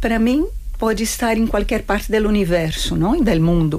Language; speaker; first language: Spanish; non-native, fluent; Portuguese